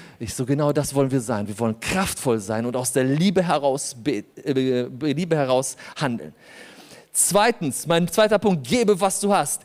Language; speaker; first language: German; early bilingual, other home language; Polish